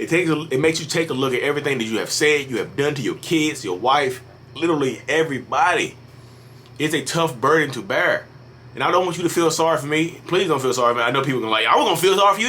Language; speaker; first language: English; native; English